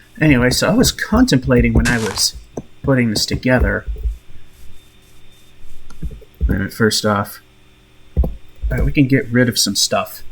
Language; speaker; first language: English; native; English